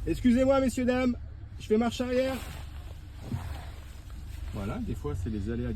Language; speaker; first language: French; native; French